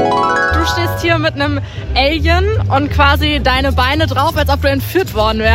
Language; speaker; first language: German; native; German